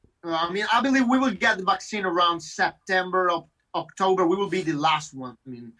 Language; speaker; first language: English; non-native, fluent; Italian